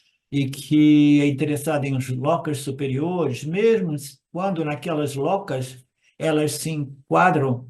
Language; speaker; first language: Portuguese; native; Portuguese